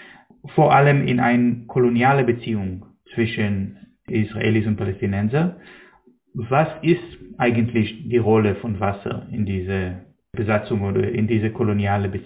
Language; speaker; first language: German; non-native, fluent; Hebrew